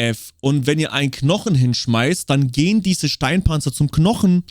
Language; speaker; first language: German; native; German